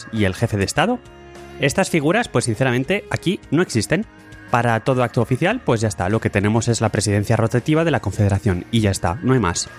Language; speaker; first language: Spanish; native; Spanish